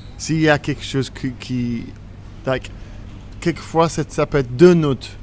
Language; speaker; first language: French; non-native, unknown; English